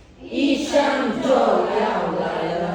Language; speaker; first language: Chinese; non-native, learner; Filipino